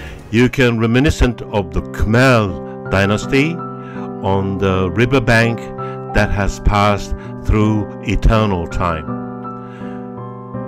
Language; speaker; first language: English; non-native, fluent; Japanese